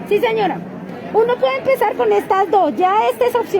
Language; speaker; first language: Spanish; native; Spanish